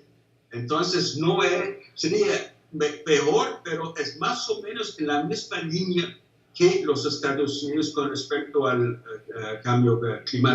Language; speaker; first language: Spanish; non-native, fluent; English